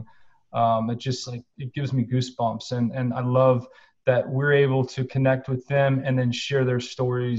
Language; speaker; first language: English; native; English